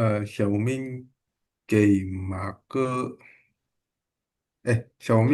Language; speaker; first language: Chinese; non-native, learner; Indonesian